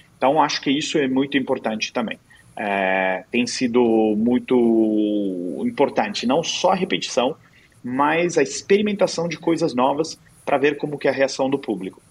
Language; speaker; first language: Portuguese; non-native, fluent; Italian